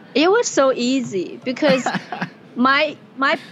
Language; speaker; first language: English; non-native, fluent; Chinese